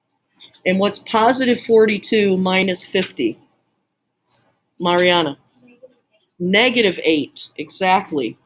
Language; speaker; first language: English; native; English